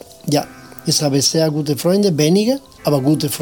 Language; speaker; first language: German; non-native, fluent; Spanish